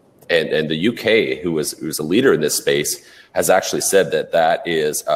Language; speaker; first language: English; native; English